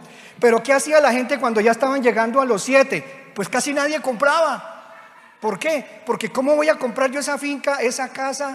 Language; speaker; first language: Spanish; native; Spanish